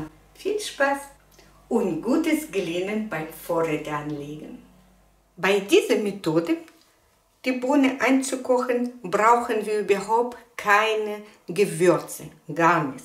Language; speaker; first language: German; non-native, fluent; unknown